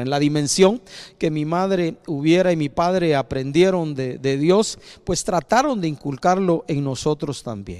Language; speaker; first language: Spanish; native; Spanish